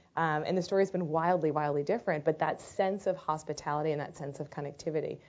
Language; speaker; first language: English; native; English